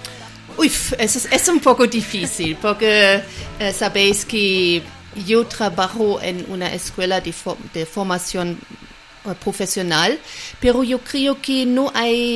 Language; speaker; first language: Spanish; non-native, fluent; German